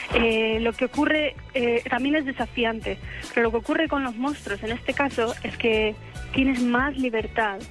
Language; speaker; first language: Spanish; native; Spanish